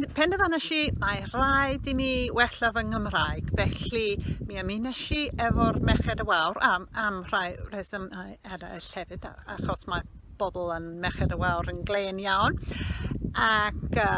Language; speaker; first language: Welsh; non-native, learner; English